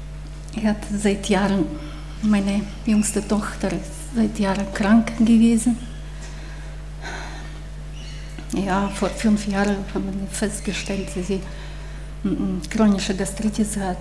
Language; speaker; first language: German; non-native, fluent; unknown